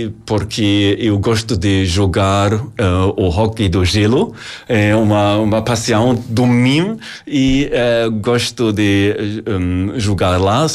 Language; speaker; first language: Portuguese; non-native, learner; German